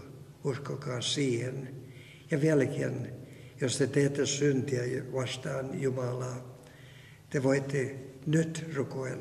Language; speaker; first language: Finnish; non-native, fluent; Russian